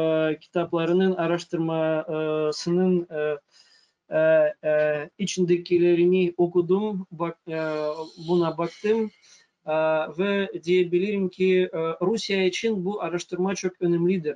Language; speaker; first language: Turkish; non-native, fluent; Russian